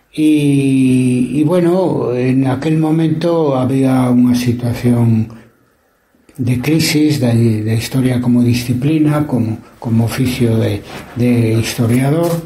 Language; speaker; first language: Galician; non-native, local second language; Spanish